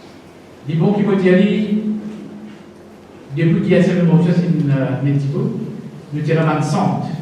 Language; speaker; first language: French; non-native, local second language; Morisyen